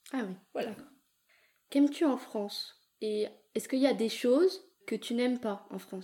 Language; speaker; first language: French; native; French